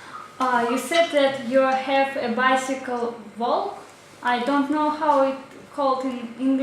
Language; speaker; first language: English; non-native, learner; Russian